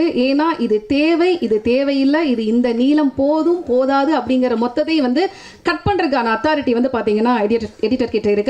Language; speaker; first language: Tamil; native; Tamil